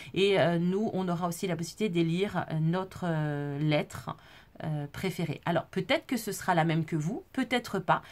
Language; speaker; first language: French; native; French